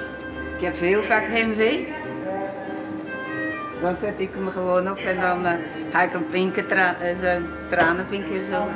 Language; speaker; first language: Dutch; non-native, learner; Portuguese